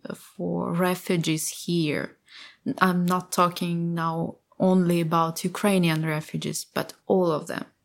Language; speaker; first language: English; non-native, fluent; Ukrainian